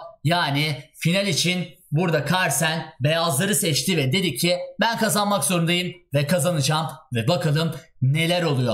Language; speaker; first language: Turkish; native; Turkish